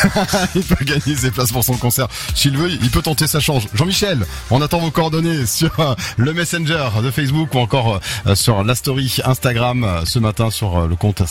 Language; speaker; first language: French; native; French